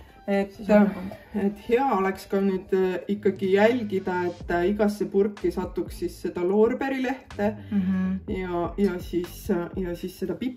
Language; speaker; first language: Estonian; native; Estonian